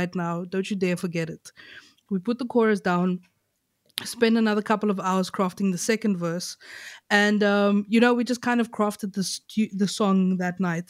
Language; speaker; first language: English; native; English